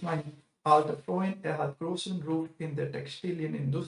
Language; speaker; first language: German; non-native, fluent; English